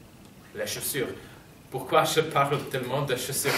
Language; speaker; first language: French; non-native, fluent; Polish